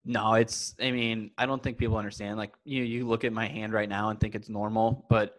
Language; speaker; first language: English; native; English